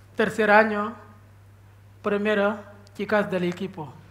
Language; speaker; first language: Spanish; non-native, learner; Wolof